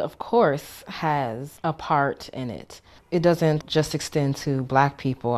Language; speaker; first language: English; native; English